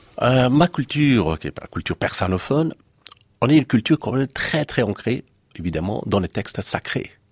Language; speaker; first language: French; non-native, fluent; Persian